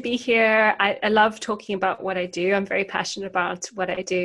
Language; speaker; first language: English; native; English